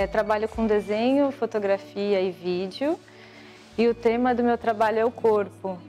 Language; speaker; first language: Portuguese; native; Portuguese